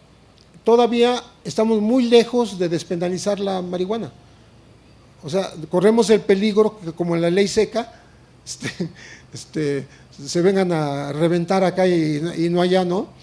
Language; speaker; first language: Spanish; native; Spanish